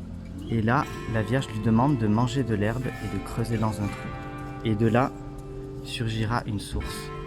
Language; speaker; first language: French; native; French